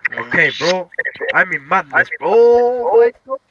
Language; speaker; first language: English; non-native, learner; Spanish